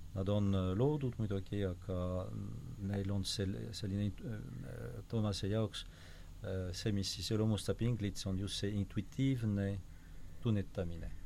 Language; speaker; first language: Estonian; non-native, fluent; French